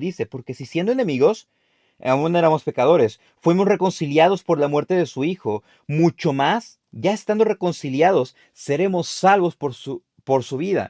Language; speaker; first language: Spanish; native; Spanish